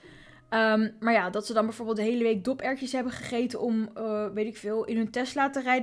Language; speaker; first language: Dutch; native; Dutch